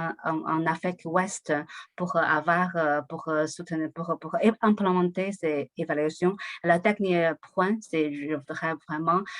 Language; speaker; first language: French; non-native, learner; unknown